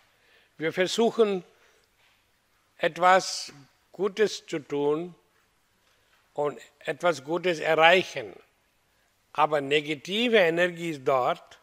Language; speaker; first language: German; non-native, learner; Hindi